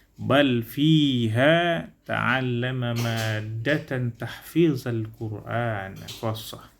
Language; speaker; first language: Arabic; non-native, learner; Indonesian